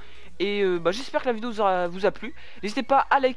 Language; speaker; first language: French; native; French